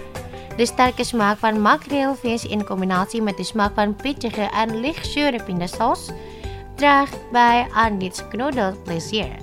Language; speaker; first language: Dutch; non-native, fluent; Indonesian